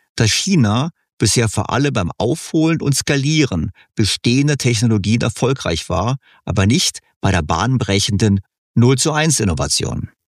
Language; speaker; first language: German; native; German